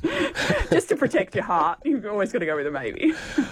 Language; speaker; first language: English; native; English